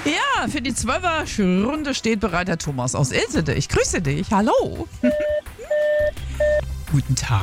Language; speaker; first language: German; native; German